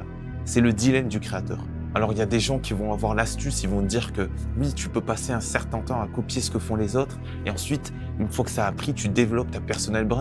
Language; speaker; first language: French; native; French